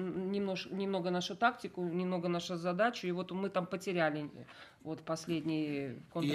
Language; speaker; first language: Russian; native; Russian